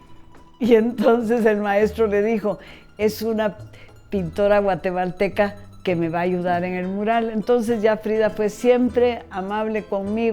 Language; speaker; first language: Spanish; native; Spanish